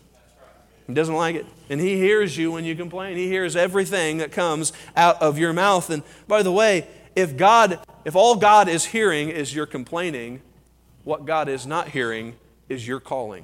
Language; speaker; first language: English; native; English